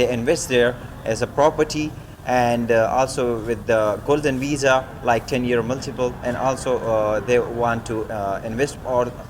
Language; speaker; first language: English; non-native, learner; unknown